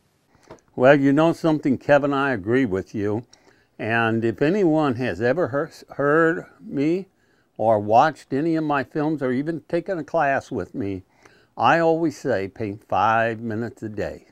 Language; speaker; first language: English; native; English